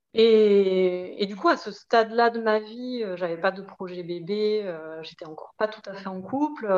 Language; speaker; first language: French; native; French